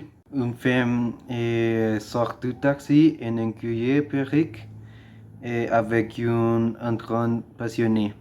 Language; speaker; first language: French; non-native, learner; Spanish